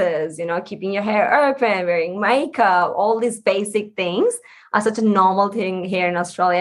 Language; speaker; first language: English; non-native, local second language; Punjabi